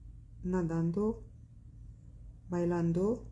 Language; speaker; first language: Spanish; non-native, local second language; Arabic